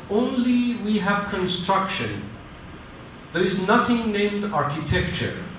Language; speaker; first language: English; non-native, fluent; Persian